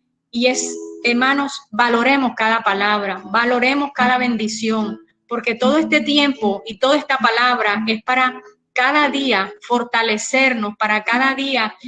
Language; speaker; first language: Spanish; native; Spanish